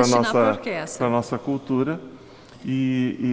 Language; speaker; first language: Portuguese; native; Portuguese